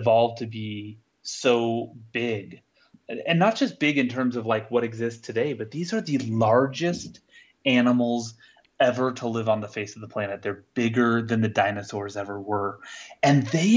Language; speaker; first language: English; native; English